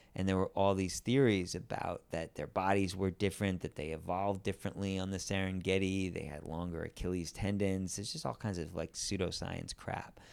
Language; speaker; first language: English; native; English